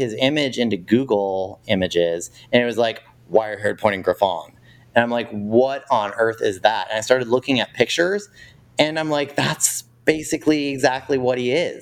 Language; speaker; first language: English; native; English